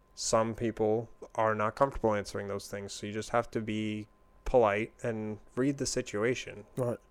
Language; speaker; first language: English; native; English